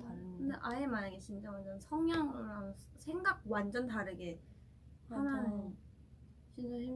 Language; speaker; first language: Korean; non-native, fluent; Thai